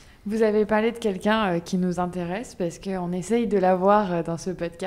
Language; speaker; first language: French; native; French